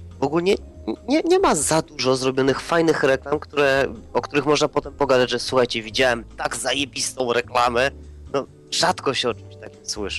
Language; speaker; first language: Polish; native; Polish